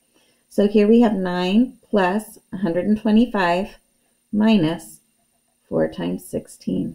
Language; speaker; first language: English; native; English